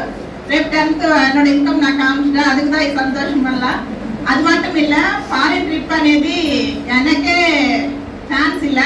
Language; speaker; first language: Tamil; non-native, learner; Telugu